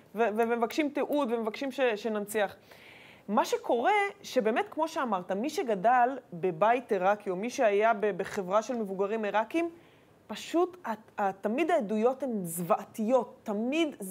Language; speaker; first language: Hebrew; native; Hebrew